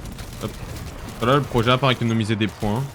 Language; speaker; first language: French; native; French